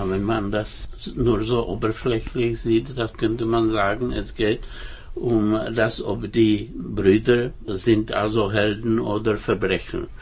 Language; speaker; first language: German; non-native, fluent; Czech